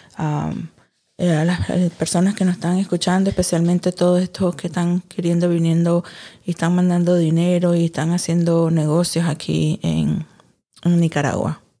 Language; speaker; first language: Spanish; early bilingual, heritage; Spanish